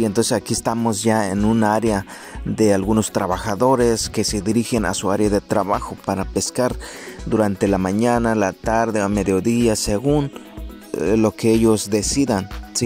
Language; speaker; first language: Spanish; native; Spanish